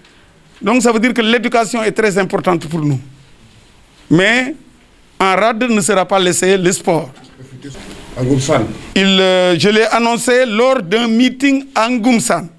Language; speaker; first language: French; non-native, local second language; Wolof